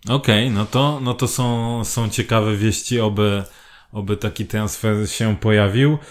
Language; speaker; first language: Polish; native; Polish